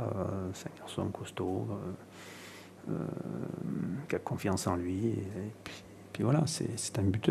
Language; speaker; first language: French; native; French